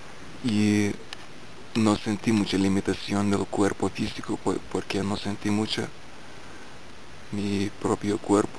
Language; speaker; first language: Spanish; non-native, fluent; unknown